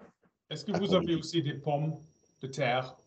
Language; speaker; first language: French; non-native, learner; German